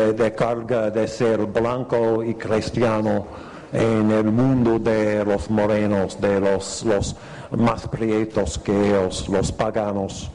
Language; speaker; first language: Spanish; non-native, fluent; English